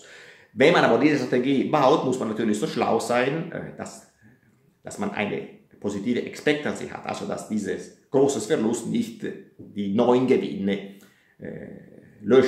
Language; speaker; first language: German; non-native, fluent; Italian